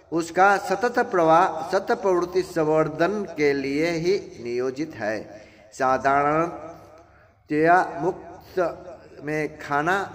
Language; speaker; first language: Hindi; non-native, local second language; Gujarati